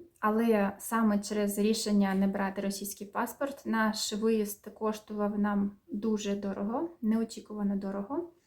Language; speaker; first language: Ukrainian; native; Ukrainian